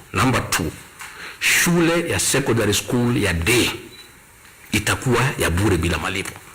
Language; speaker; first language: Swahili; non-native, local second language; Kikuyu